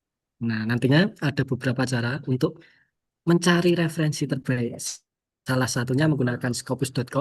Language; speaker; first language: Indonesian; native; Indonesian